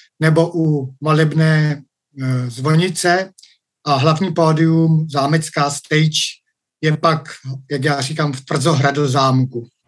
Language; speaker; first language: Czech; native; Czech